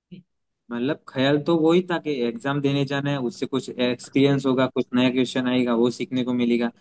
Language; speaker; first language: Hindi; non-native, local second language; Gujarati